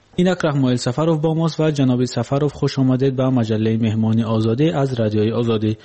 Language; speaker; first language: Persian; native; Persian